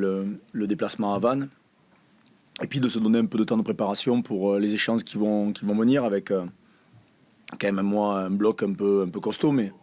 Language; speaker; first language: French; native; French